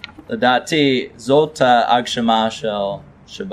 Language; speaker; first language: Hebrew; non-native, fluent; English